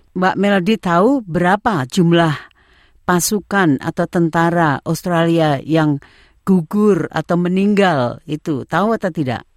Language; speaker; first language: Indonesian; native; Indonesian